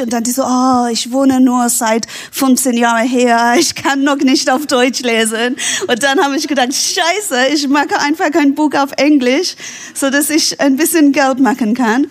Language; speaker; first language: German; non-native, fluent; English